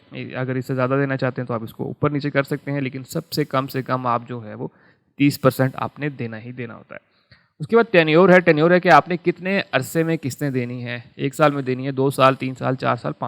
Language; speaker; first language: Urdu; non-native, local second language; Punjabi